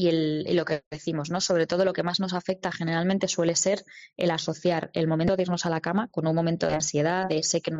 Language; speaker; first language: Spanish; native; Spanish